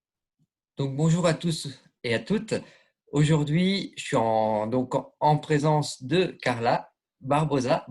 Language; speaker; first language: French; native; French